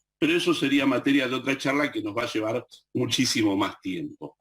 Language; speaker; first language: Spanish; native; Spanish